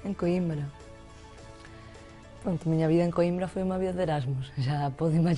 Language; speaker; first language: Portuguese; non-native, fluent; Spanish